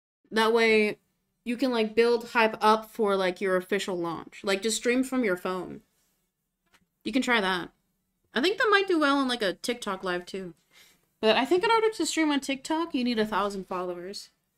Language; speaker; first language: English; native; English